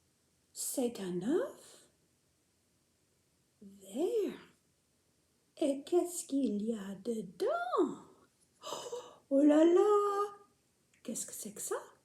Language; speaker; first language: French; non-native, fluent; English